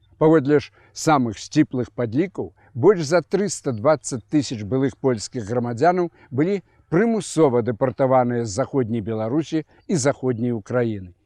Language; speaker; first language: Belarusian; native; Belarusian